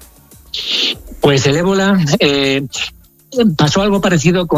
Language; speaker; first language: Spanish; native; Spanish